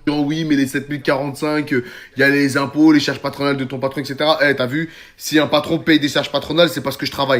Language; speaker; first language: French; native; French